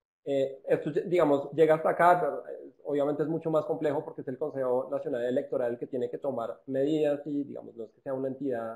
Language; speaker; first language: Spanish; native; Spanish